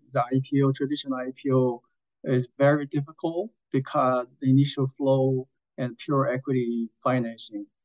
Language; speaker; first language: English; non-native, fluent; Chinese